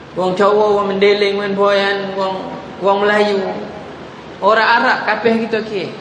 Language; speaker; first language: Malay; non-native, local second language; Javanese